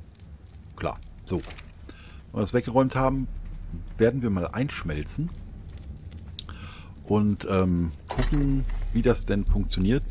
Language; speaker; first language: German; native; German